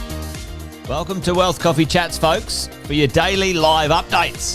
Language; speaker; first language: English; native; English